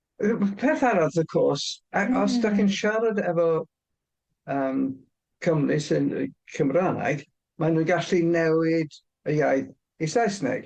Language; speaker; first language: Welsh; non-native, fluent; English